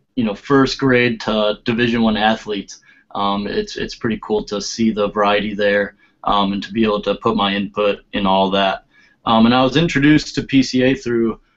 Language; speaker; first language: English; native; English